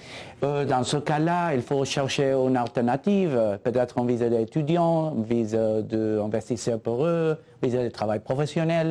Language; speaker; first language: French; non-native, fluent; Spanish